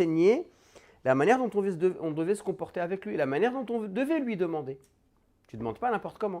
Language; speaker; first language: French; native; French